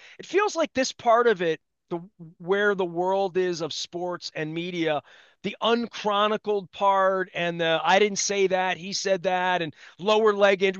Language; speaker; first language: English; native; English